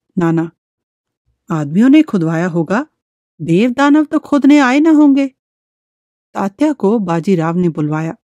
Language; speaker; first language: Hindi; native; Hindi